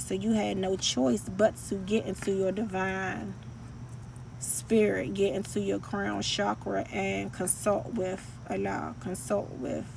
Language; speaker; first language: English; native; English